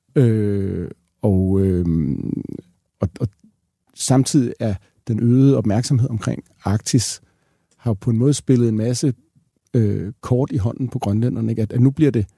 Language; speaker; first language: Danish; native; Danish